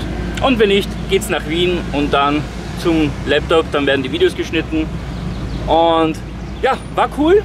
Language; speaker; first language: German; native; German